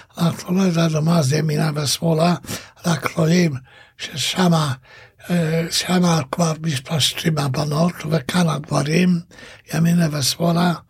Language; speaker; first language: Hebrew; non-native, fluent; Hungarian